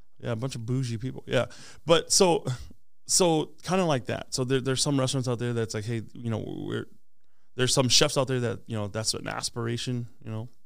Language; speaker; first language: English; early bilingual, other home language; Hmong